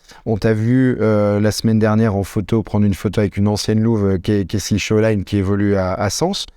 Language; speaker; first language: French; native; French